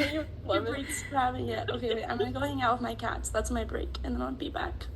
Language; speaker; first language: English; native; English